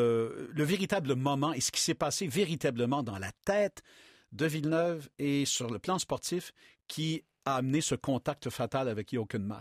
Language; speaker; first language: French; native; French